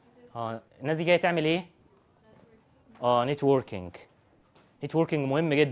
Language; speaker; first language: Arabic; native; Arabic